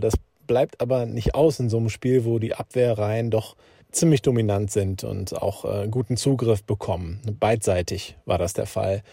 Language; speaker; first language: German; native; German